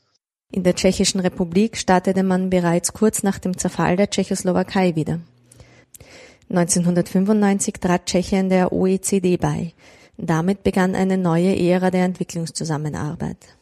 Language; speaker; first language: German; native; German